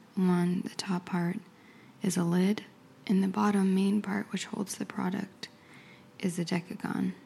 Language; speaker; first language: English; native; English